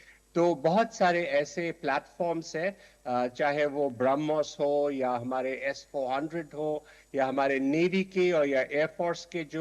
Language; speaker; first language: Hindi; native; Hindi